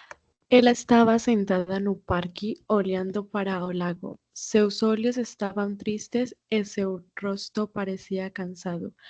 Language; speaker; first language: Portuguese; non-native, learner; Spanish